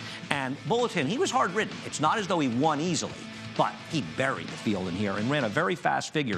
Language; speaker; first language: English; native; English